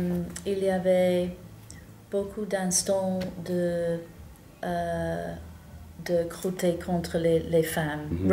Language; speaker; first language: French; non-native, fluent; English